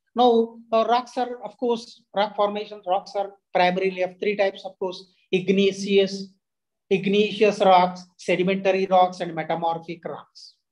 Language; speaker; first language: English; non-native, local second language; Telugu